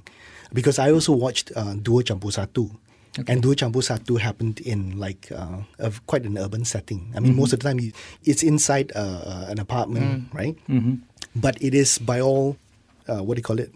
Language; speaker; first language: English; non-native, local second language; Malay